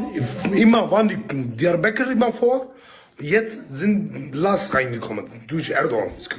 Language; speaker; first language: German; non-native, local second language; Kurdish